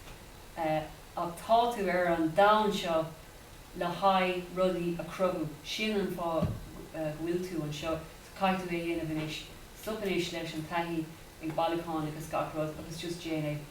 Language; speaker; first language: Irish; non-native, local second language; English